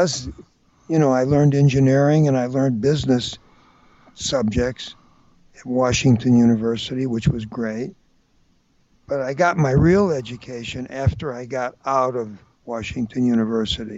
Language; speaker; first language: English; native; English